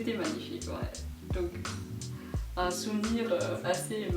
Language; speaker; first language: French; native; French